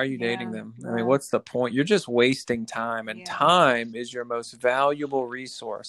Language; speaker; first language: English; native; English